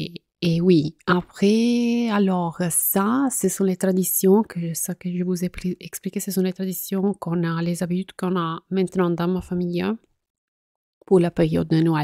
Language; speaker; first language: French; non-native, fluent; Italian